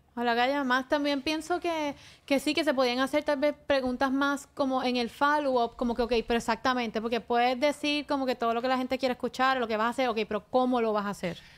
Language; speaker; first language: Spanish; native; Spanish